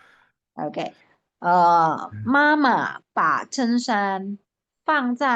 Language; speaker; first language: Chinese; non-native, fluent; Indonesian